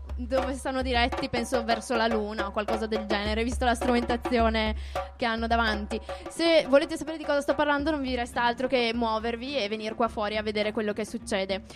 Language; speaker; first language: Italian; native; Italian